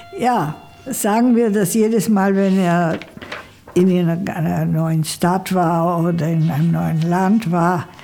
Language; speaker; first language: German; non-native, fluent; Italian